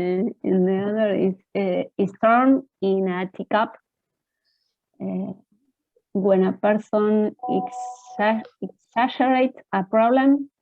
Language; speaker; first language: English; non-native, learner; Spanish